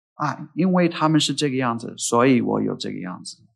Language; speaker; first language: Chinese; non-native, fluent; English